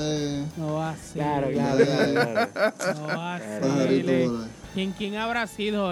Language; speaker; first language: Spanish; native; Spanish